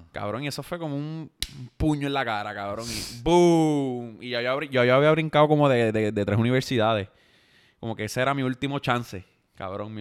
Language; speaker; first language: Spanish; native; Spanish